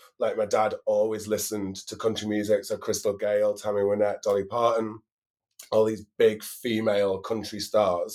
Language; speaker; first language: English; native; English